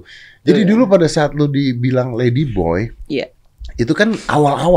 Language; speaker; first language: Indonesian; native; Indonesian